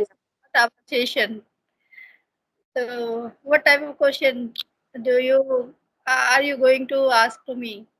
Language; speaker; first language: English; non-native, learner; Hindi